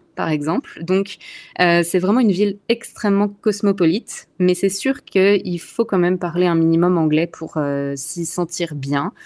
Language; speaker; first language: French; native; French